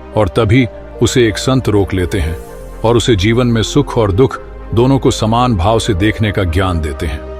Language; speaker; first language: Hindi; native; Hindi